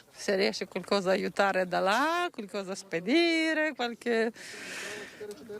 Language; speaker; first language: Italian; non-native, learner; Ukrainian